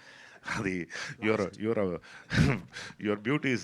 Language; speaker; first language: Telugu; non-native, fluent; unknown